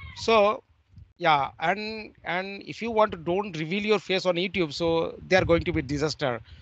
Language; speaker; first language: English; non-native, learner; Bangla